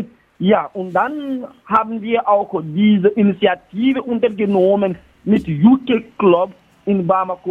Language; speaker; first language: German; non-native, learner; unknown